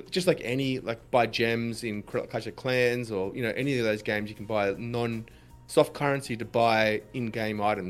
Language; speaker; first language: English; native; English